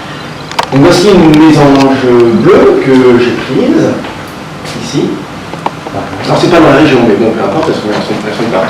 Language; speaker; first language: French; native; French